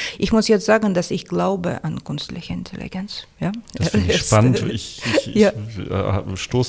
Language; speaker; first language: German; non-native, fluent; Russian